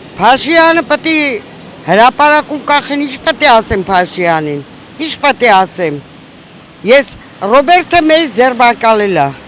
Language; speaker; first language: Armenian; native; Armenian